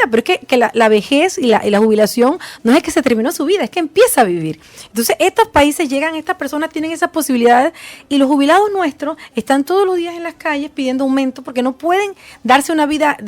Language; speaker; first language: Spanish; native; Spanish